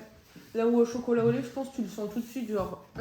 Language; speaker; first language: French; native; French